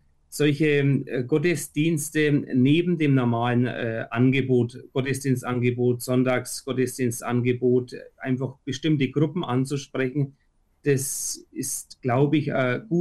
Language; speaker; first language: German; native; German